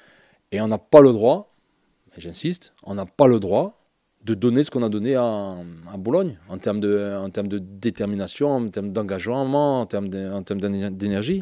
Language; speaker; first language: French; native; French